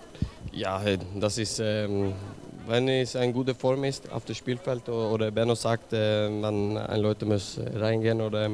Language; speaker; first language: German; non-native, learner; Swedish